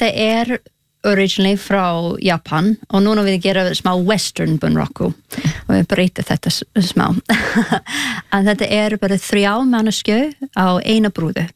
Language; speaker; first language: Icelandic; non-native, learner; Spanish